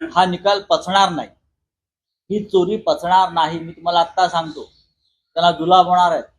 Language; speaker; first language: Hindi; non-native, local second language; Marathi